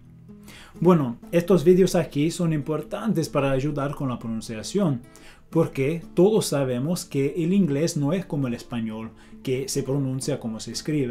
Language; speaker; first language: Spanish; non-native, fluent; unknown